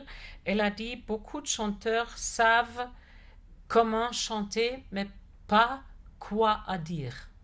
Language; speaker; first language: French; non-native, fluent; German